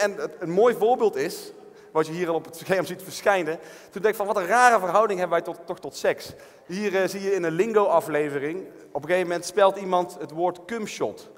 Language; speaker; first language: Dutch; native; Dutch